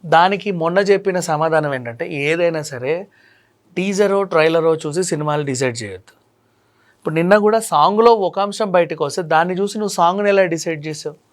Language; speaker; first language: Telugu; native; Telugu